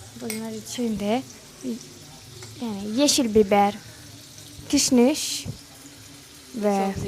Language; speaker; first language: Turkish; non-native, learner; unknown